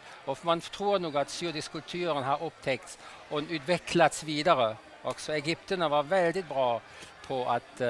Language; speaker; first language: Swedish; non-native, fluent; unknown